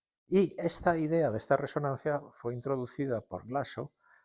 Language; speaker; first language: Spanish; native; Spanish